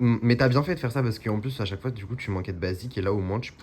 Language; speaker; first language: French; native; French